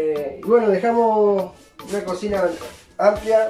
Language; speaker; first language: Spanish; native; Spanish